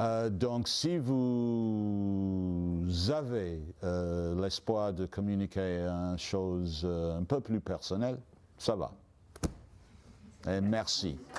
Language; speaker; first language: French; non-native, fluent; English